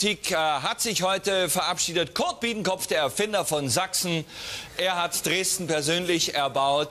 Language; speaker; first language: German; native; German